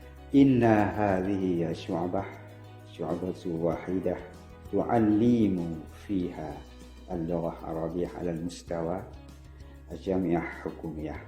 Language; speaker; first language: Arabic; non-native, fluent; Indonesian